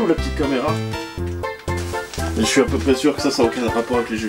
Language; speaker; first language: French; native; French